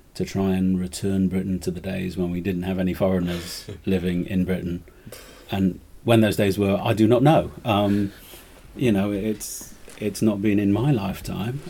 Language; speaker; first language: English; native; English